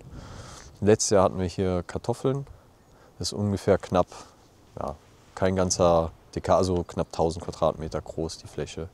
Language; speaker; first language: German; native; German